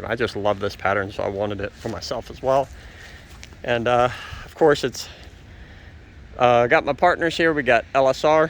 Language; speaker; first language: English; native; English